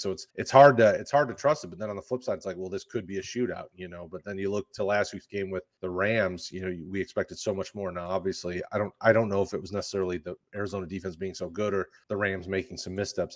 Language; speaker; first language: English; native; English